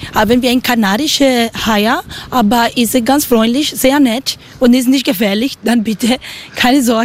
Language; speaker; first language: German; non-native, learner; Spanish